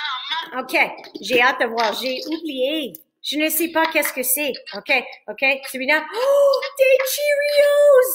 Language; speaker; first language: French; non-native, fluent; English